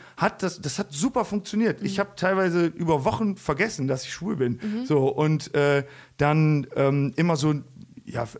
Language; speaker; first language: German; native; German